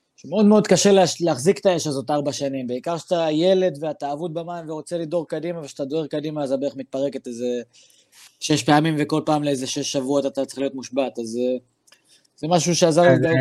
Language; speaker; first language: Hebrew; non-native, local second language; Arabic